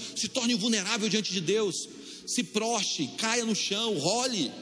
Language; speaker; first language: Portuguese; native; Portuguese